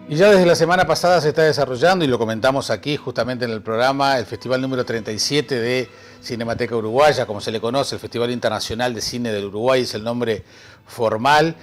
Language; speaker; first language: Spanish; native; Spanish